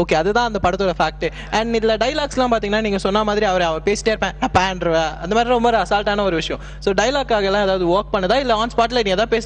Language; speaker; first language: Tamil; native; Tamil